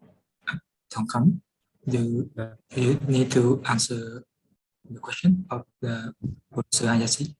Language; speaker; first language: English; non-native, fluent; Lao